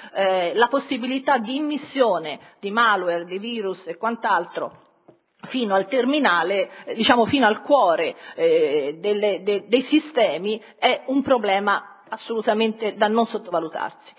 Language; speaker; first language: Italian; native; Italian